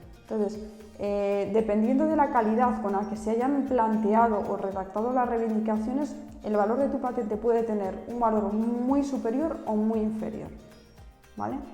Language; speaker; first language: Spanish; native; Spanish